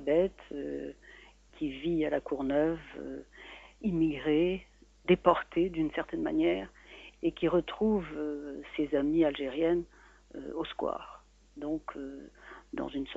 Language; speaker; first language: French; native; French